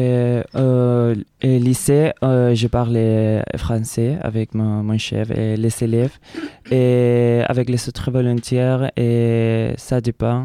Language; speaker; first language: French; non-native, learner; Spanish